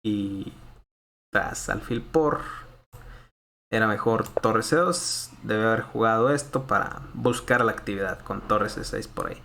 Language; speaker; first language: Spanish; native; Spanish